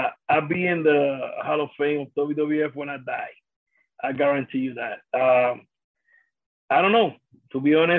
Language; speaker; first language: English; non-native, fluent; Spanish